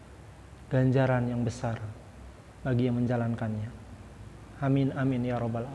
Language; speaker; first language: Indonesian; native; Indonesian